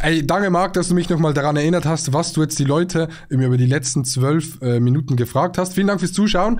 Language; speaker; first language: German; native; German